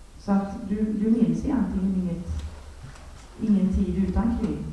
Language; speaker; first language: Swedish; native; Swedish